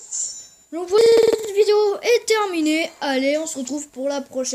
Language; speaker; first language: French; native; French